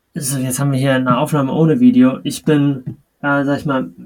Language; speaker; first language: German; native; German